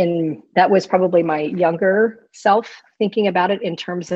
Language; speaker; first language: English; native; English